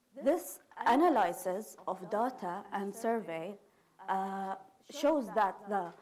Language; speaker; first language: English; non-native, fluent; Arabic